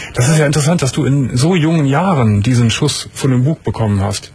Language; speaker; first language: German; native; German